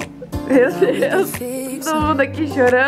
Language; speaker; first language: Portuguese; native; Portuguese